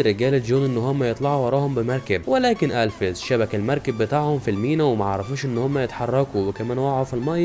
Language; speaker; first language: Arabic; native; Arabic